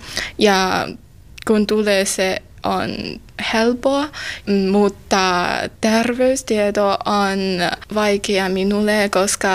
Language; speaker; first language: Finnish; non-native, learner; Chinese